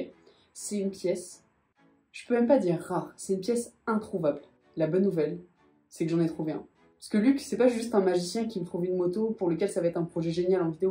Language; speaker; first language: French; native; French